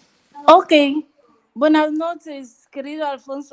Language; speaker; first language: Spanish; non-native, fluent; Portuguese